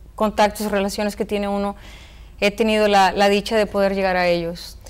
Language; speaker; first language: Spanish; native; Spanish